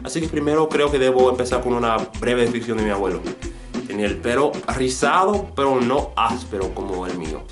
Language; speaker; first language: Spanish; non-native, fluent; English